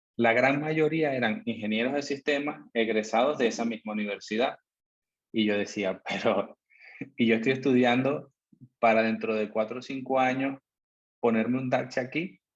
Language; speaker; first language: Spanish; native; Spanish